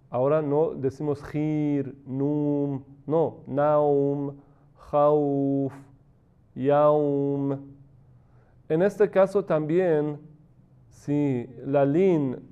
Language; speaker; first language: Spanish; non-native, fluent; Persian